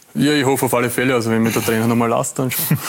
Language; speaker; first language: German; native; German